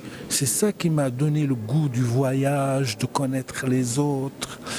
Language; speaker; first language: French; non-native, local second language; Arabic